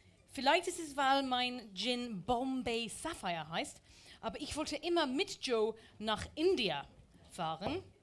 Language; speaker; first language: German; non-native, fluent; English